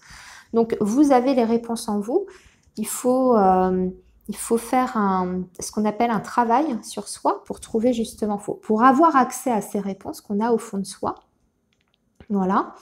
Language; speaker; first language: French; native; French